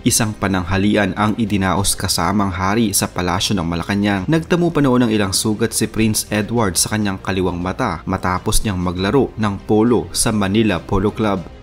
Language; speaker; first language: Filipino; native; Filipino